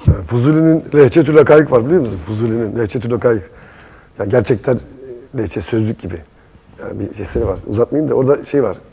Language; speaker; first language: Turkish; native; Turkish